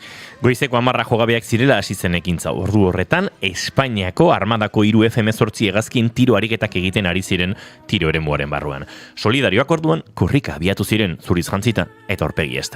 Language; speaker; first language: Basque; native; Basque